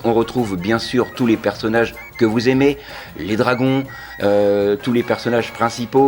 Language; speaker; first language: French; native; French